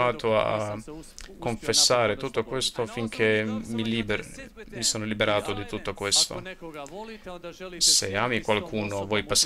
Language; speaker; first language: Italian; non-native, fluent; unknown